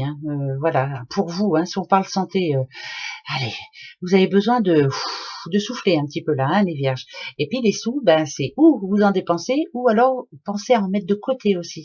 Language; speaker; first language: French; native; French